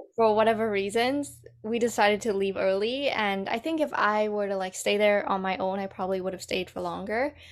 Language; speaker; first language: English; native; English